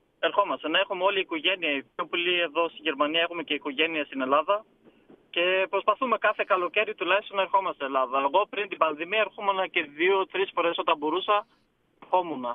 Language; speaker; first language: Greek; early bilingual, heritage; Greek